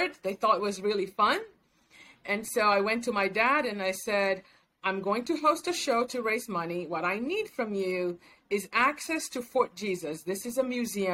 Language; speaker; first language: English; non-native, local second language; Swahili